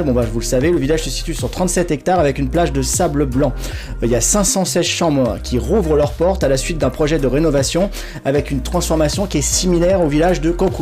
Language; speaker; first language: French; native; French